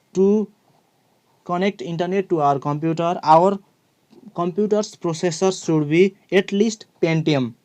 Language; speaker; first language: English; non-native, local second language; Nepali